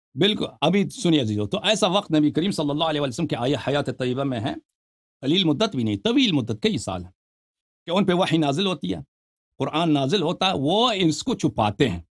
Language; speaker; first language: Urdu; non-native, fluent; Persian